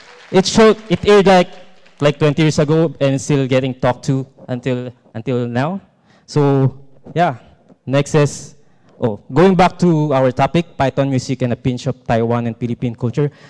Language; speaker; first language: English; non-native, local second language; Filipino